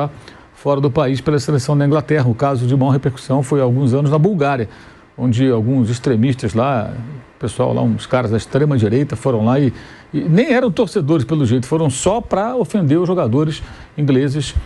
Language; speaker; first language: Portuguese; native; Portuguese